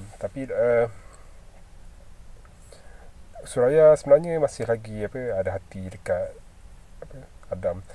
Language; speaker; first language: Malay; native; Malay